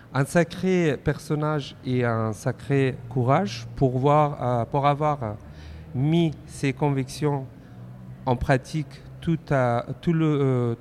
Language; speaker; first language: French; non-native, fluent; Persian